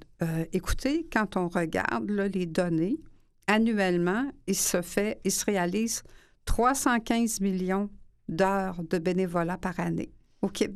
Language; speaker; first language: French; native; French